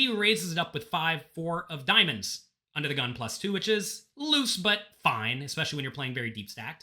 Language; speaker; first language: English; native; English